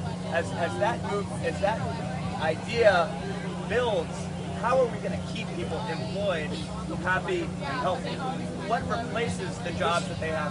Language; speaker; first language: English; native; English